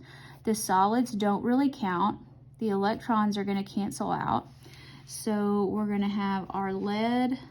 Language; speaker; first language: English; native; English